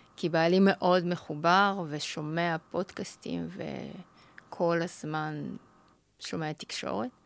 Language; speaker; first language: Hebrew; early bilingual, other home language; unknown